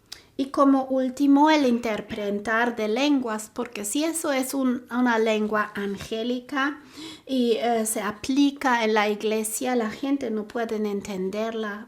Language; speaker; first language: Spanish; non-native, fluent; German